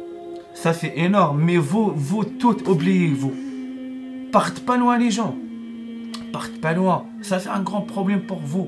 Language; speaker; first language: French; non-native, learner; Arabic